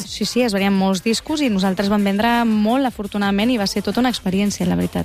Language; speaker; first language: Catalan; non-native, local second language; Spanish